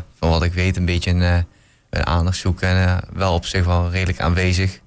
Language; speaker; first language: Dutch; native; Dutch